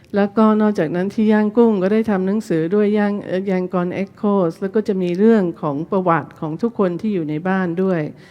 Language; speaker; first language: Thai; non-native, fluent; English